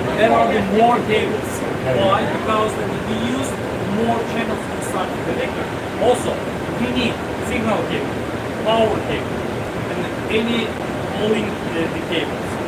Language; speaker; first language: English; non-native, fluent; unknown